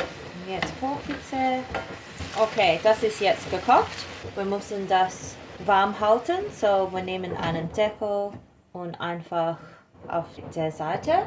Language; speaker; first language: German; non-native, learner; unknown